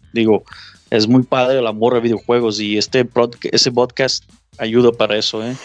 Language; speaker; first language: Spanish; non-native, fluent; Portuguese